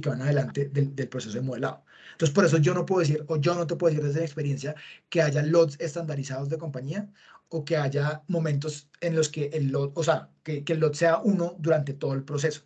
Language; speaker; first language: Spanish; native; Spanish